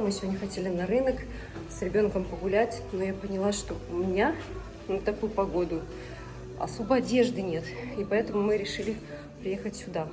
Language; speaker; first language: Russian; native; Russian